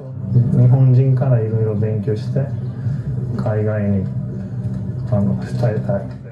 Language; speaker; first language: Japanese; non-native, fluent; Spanish